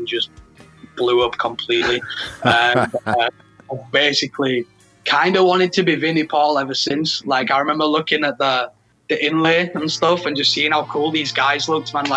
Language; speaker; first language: English; native; English